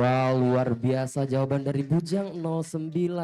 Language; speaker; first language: Indonesian; native; Indonesian